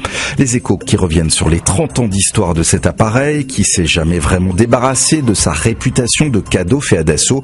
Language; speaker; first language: French; native; French